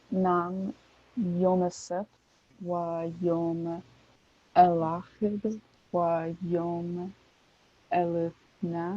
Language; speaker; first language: Arabic; non-native, learner; English